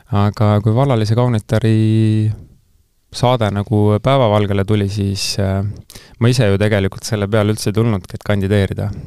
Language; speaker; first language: Estonian; native; Estonian